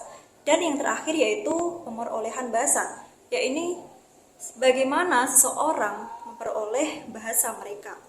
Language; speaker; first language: Indonesian; native; Indonesian